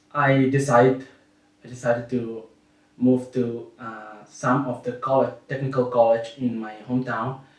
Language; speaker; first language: English; non-native, learner; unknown